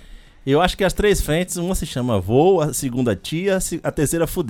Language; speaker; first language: Portuguese; native; Portuguese